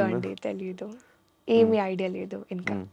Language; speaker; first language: Telugu; non-native, learner; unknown